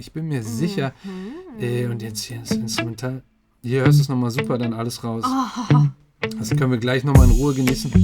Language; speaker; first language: German; native; German